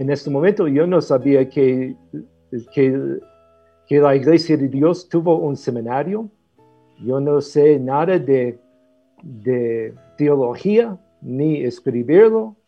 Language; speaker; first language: Spanish; non-native, fluent; English